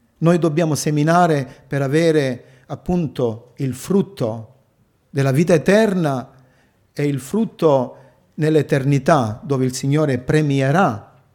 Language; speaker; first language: Italian; early bilingual, heritage; Italian